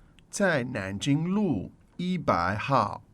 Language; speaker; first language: Chinese; non-native, learner; English